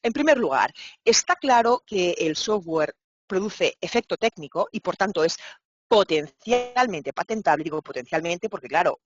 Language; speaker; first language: Spanish; native; Spanish